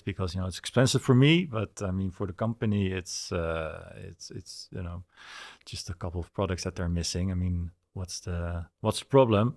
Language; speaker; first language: English; non-native, fluent; Dutch